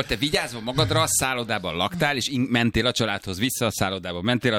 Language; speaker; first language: Hungarian; native; Hungarian